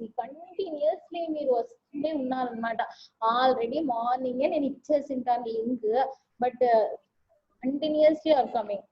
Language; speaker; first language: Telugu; non-native, local second language; Urdu